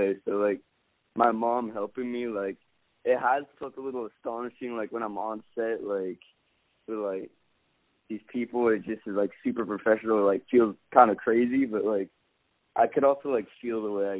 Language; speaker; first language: English; native; English